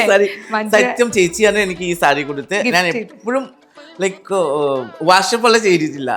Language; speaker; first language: Malayalam; non-native, learner; Assamese